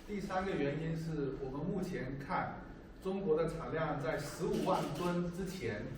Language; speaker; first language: Chinese; native; Chinese